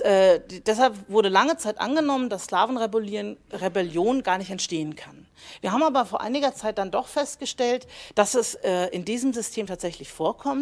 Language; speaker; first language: German; native; German